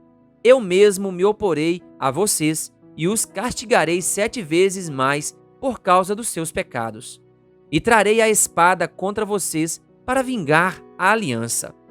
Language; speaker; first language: Portuguese; native; Portuguese